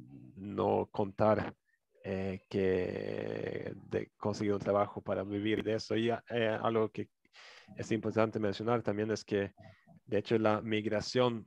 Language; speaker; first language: Spanish; non-native, fluent; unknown